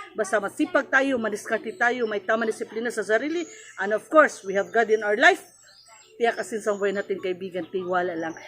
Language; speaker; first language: Filipino; non-native, local second language; Cebuano